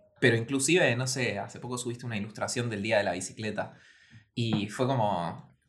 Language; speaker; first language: Spanish; native; Spanish